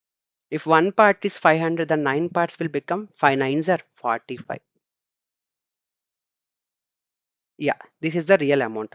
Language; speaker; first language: English; non-native, local second language; Telugu